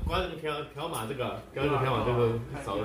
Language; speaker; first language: Chinese; native; Chinese